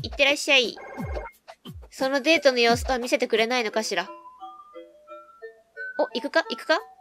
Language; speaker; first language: Japanese; native; Japanese